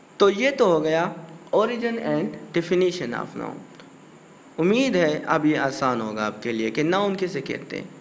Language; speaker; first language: Urdu; non-native, local second language; Pashto